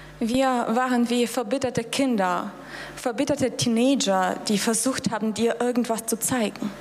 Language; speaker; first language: German; non-native, fluent; Russian